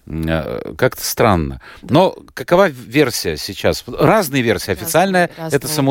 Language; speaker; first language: Russian; native; Russian